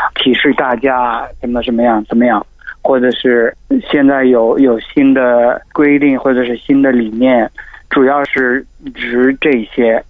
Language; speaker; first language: Chinese; non-native, fluent; Filipino